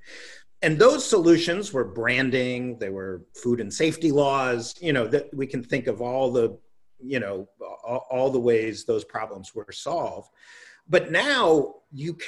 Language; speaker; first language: English; native; English